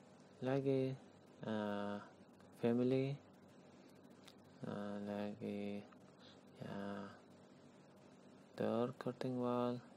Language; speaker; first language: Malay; non-native, learner; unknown